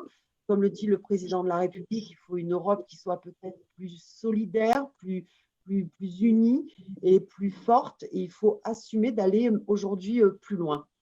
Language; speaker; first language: French; native; French